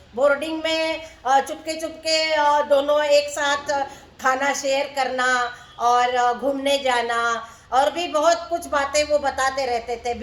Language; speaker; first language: Hindi; non-native, local second language; Marathi